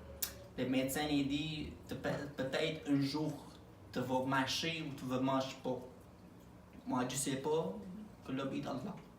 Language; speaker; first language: French; non-native, learner; Arabic